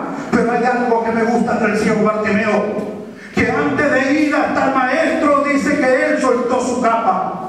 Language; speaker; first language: Spanish; native; Spanish